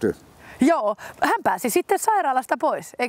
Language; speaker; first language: Finnish; native; Finnish